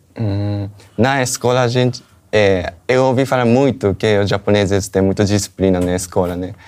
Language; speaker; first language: Portuguese; non-native, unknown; Japanese